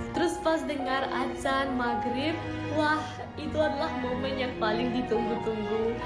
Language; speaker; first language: Indonesian; non-native, fluent; German